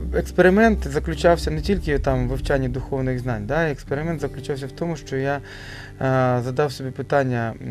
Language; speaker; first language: Ukrainian; native; Ukrainian